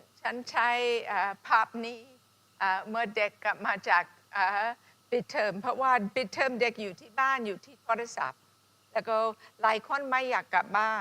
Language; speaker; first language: Thai; non-native, fluent; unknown